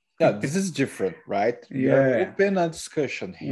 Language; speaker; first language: English; non-native, learner; Portuguese